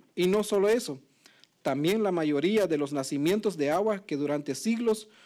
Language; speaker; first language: Spanish; non-native, local second language; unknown